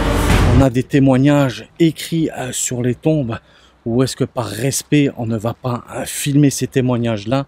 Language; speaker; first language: French; native; French